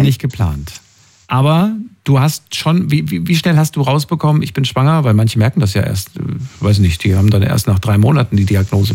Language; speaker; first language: German; native; German